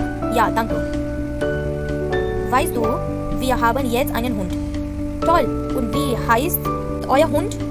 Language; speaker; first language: German; non-native, fluent; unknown